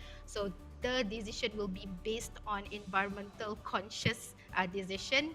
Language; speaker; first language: English; non-native, fluent; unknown